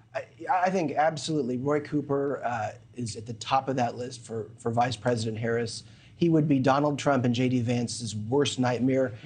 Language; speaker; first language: English; native; English